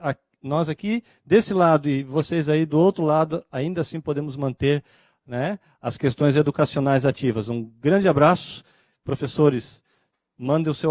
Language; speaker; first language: Portuguese; native; Portuguese